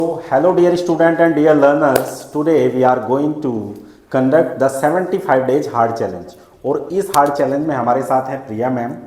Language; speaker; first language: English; non-native, local second language; Hindi